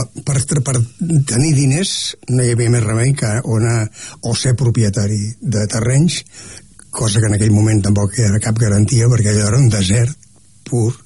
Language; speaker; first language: Catalan; non-native, local second language; Spanish